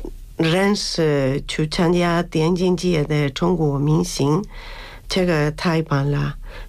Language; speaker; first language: Chinese; non-native, fluent; Spanish